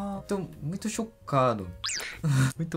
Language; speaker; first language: Portuguese; non-native, fluent; Japanese